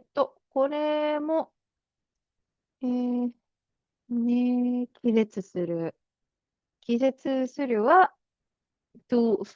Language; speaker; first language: Japanese; non-native, fluent; Filipino